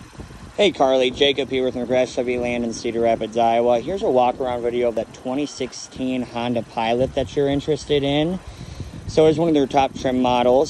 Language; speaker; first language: English; native; English